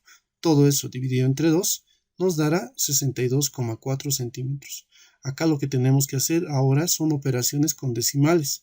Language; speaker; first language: Spanish; native; Spanish